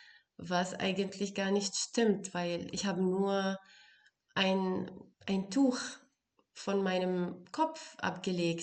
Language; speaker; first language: German; non-native, fluent; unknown